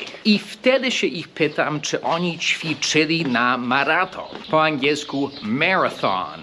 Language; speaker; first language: Polish; non-native, fluent; English